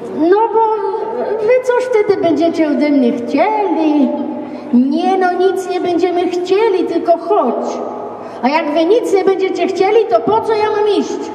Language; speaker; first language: Polish; native; Polish